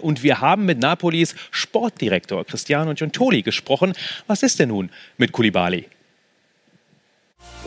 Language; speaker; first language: German; native; German